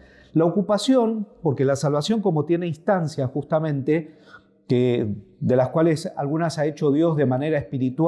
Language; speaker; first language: Spanish; native; Spanish